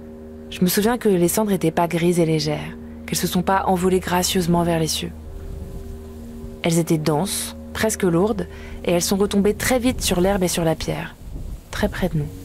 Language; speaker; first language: French; native; French